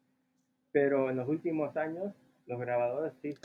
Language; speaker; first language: Spanish; early bilingual, heritage; Spanish